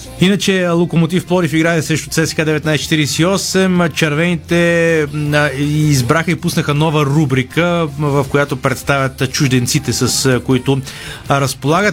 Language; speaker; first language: Bulgarian; native; Bulgarian